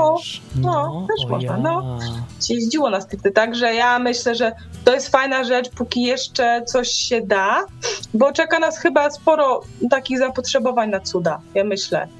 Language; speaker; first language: Polish; native; Polish